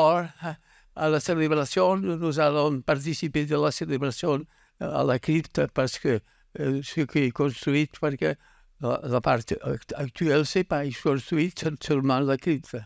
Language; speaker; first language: French; non-native, learner; Catalan